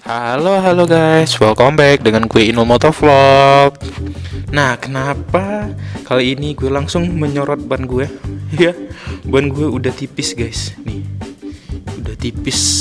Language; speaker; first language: Indonesian; native; Indonesian